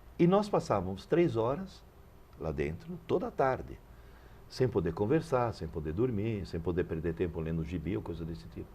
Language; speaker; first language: Portuguese; early bilingual, other home language; Italian